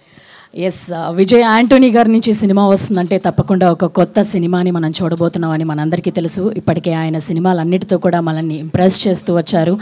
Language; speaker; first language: Telugu; native; Telugu